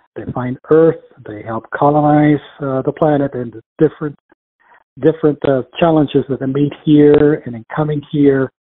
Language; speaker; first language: English; early bilingual, other home language; Spanish